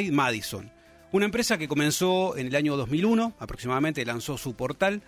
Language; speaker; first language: Spanish; native; Spanish